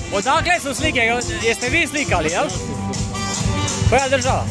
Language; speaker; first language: Bosnian; native; Bosnian